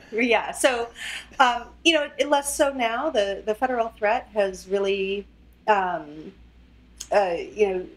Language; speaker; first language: English; native; English